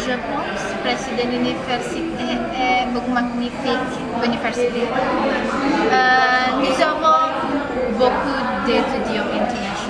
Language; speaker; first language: French; non-native, learner; Indonesian